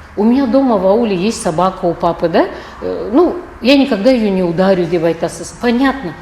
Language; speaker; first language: Russian; non-native, local second language; Kazakh